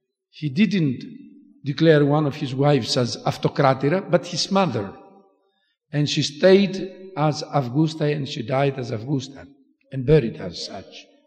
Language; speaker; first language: English; non-native, fluent; Greek